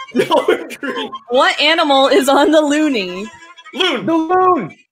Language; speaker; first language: English; native; English